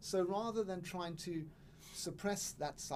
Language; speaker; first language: English; native; English